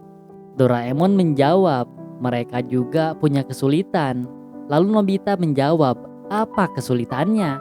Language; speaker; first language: Indonesian; native; Indonesian